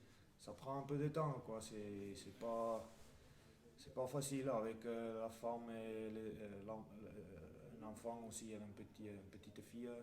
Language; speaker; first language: French; non-native, fluent; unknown